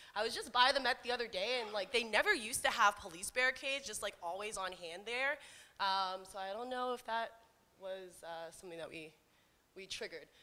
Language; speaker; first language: English; native; English